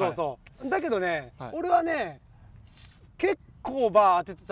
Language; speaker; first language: Japanese; native; Japanese